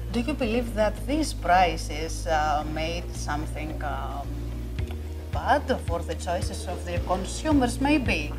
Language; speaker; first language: English; non-native, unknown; Greek